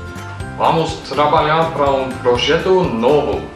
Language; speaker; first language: Portuguese; non-native, learner; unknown